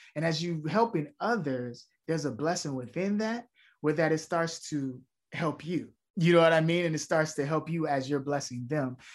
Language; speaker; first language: English; native; English